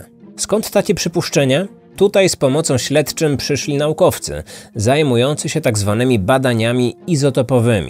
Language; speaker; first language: Polish; native; Polish